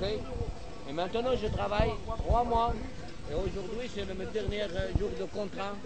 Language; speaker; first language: French; non-native, learner; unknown